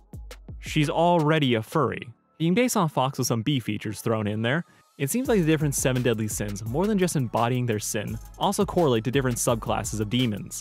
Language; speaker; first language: English; native; English